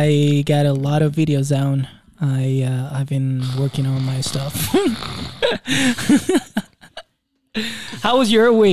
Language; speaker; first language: English; non-native, fluent; Spanish